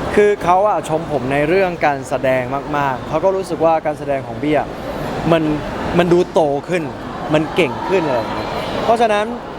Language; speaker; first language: Thai; early bilingual, heritage; Thai